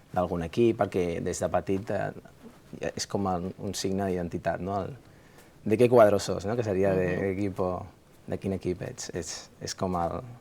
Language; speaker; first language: Catalan; early bilingual, other home language; Spanish